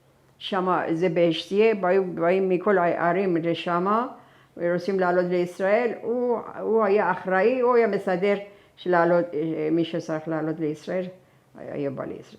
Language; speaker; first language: Hebrew; non-native, fluent; Persian